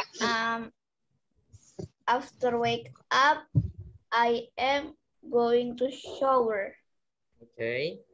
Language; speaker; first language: English; non-native, local second language; Indonesian